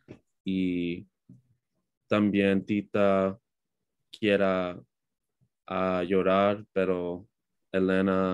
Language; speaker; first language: Spanish; non-native, learner; English